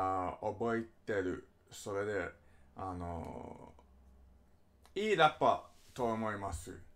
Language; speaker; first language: Japanese; non-native, learner; English